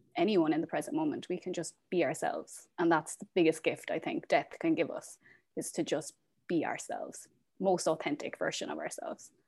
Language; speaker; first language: English; native; English